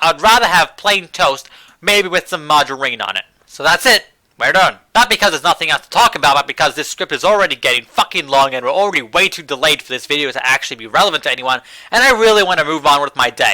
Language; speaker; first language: English; native; English